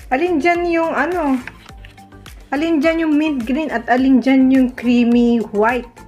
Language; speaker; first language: Japanese; non-native, learner; Filipino